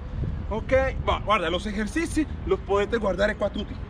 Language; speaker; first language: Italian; non-native, learner; Spanish